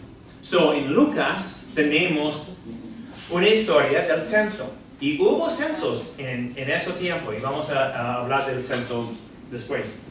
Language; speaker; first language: Spanish; non-native, fluent; English